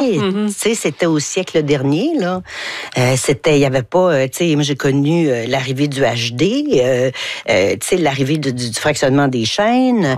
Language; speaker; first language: French; native; French